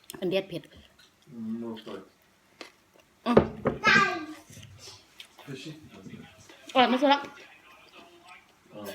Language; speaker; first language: Swedish; non-native, learner; Thai